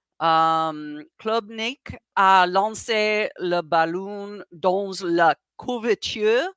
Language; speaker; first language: French; non-native, learner; English